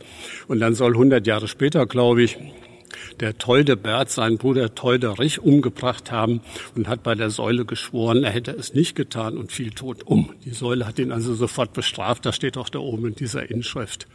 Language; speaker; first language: German; native; German